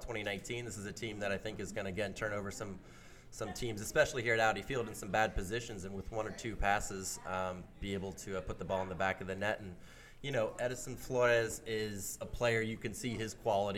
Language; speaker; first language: English; native; English